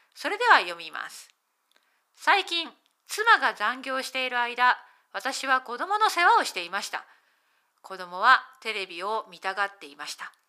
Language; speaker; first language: Japanese; native; Japanese